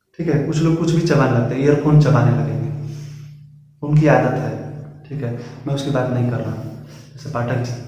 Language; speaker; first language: Hindi; native; Hindi